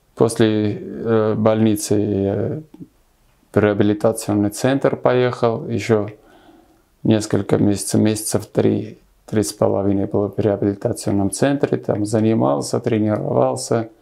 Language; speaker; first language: Russian; non-native, local second language; Armenian